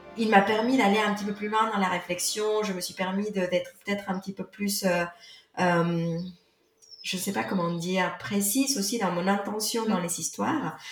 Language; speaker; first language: French; non-native, fluent; Spanish